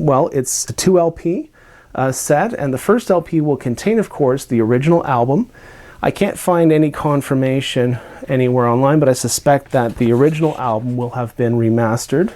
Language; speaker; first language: English; native; English